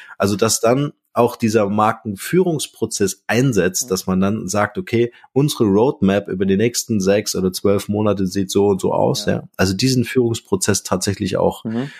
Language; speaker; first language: German; native; German